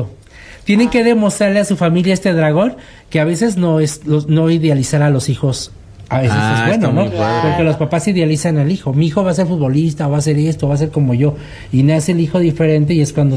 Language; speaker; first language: Spanish; native; Spanish